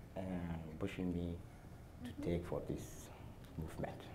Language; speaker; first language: English; non-native, learner; Somali